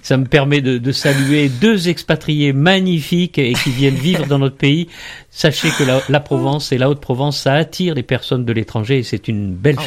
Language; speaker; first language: French; native; French